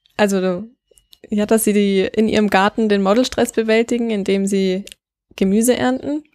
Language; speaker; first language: German; native; German